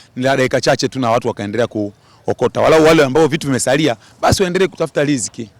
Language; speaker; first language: Swahili; native; Swahili